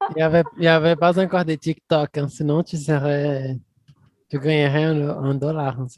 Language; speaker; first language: French; non-native, fluent; Portuguese